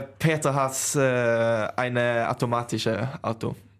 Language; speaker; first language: German; non-native, learner; Swedish